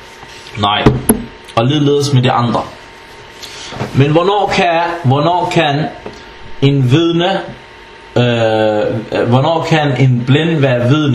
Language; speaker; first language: Danish; non-native, fluent; Arabic